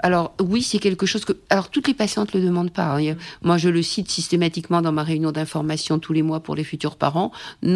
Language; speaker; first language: French; native; French